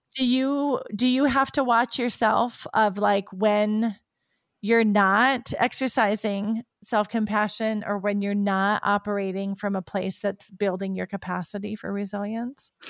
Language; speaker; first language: English; native; English